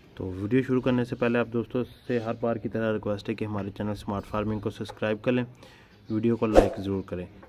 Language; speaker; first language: Urdu; non-native, local second language; Punjabi